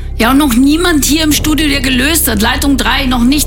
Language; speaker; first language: German; native; German